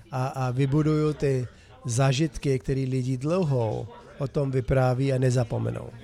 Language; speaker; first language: Czech; non-native, fluent; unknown